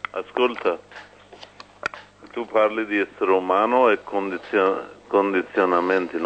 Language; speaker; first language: Italian; non-native, fluent; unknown